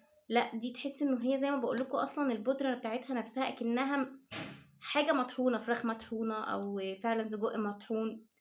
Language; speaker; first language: Arabic; native; Arabic